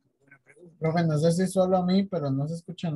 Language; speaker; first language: Spanish; native; Spanish